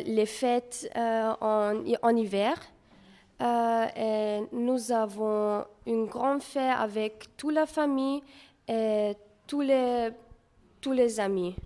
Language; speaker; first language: French; non-native, learner; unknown